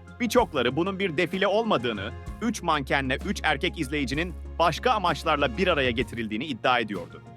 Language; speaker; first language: Turkish; native; Turkish